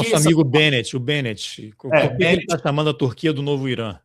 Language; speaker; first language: Portuguese; native; Portuguese